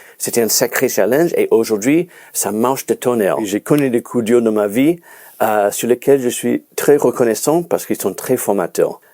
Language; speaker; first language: French; non-native, fluent; English